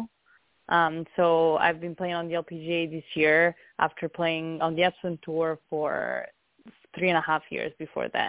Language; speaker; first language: English; non-native, fluent; Italian